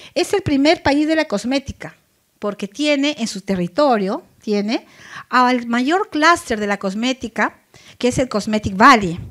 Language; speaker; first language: Spanish; native; Spanish